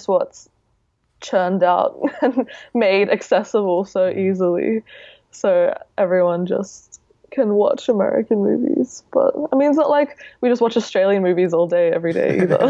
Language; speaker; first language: English; native; English